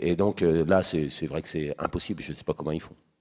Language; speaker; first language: French; native; French